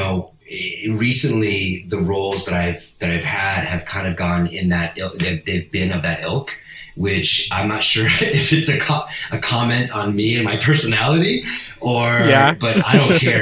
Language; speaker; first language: English; non-native, fluent; Italian